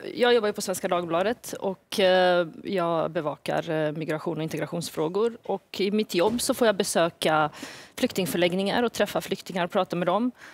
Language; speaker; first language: Swedish; early bilingual, other home language; Bosnian